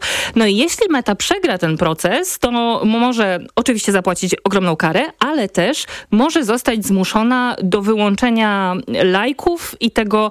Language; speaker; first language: Polish; native; Polish